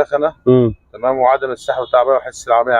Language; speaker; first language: Arabic; native; Arabic